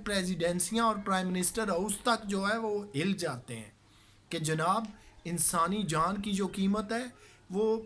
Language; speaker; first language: Urdu; native; Urdu